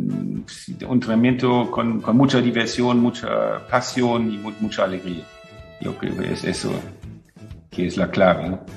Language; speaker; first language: Spanish; non-native, fluent; German